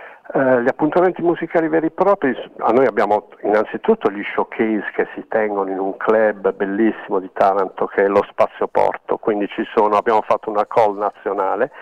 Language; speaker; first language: Italian; native; Italian